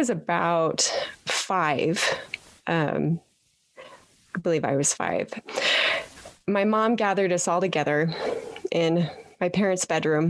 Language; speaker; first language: English; native; English